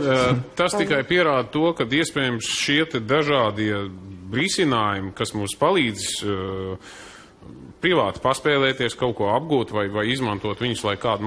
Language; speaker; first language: Latvian; native; Latvian